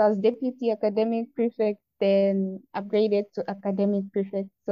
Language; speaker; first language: English; non-native, local second language; Bemba